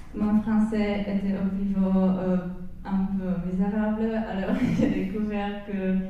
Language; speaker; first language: French; non-native, fluent; Czech